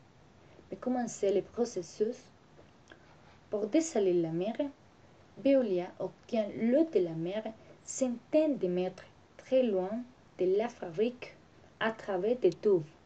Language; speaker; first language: French; non-native, learner; Spanish